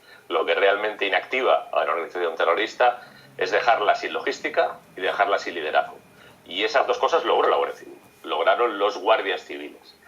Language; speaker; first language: Spanish; native; Spanish